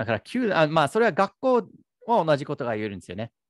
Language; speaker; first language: Japanese; non-native, fluent; English